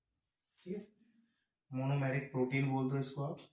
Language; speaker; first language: Hindi; native; Hindi